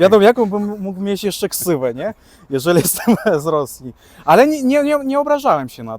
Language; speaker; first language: Polish; early bilingual, other home language; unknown